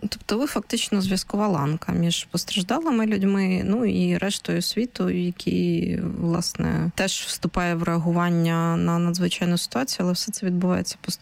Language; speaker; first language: Ukrainian; native; Ukrainian